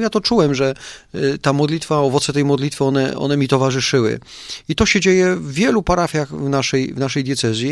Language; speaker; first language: Polish; native; Polish